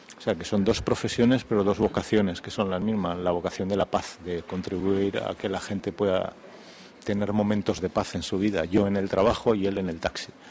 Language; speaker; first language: Spanish; native; Spanish